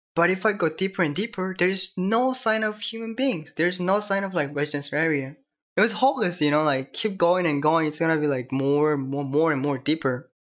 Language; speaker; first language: English; non-native, learner; Korean